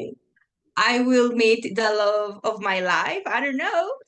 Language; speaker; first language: English; non-native, fluent; Spanish